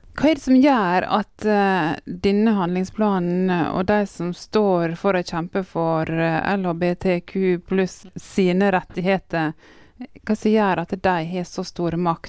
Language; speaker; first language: Norwegian; native; Norwegian